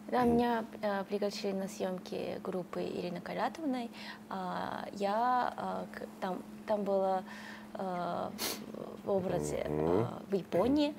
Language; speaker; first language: Russian; non-native, learner; Japanese